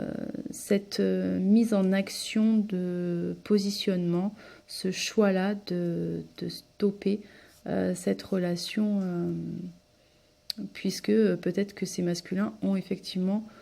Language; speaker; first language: French; native; French